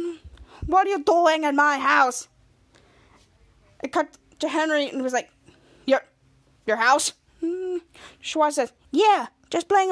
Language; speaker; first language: English; native; English